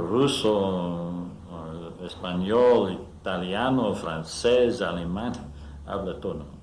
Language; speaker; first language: Spanish; non-native, learner; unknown